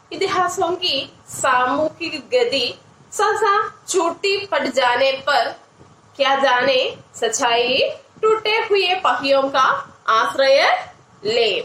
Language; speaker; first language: Hindi; non-native, local second language; Malayalam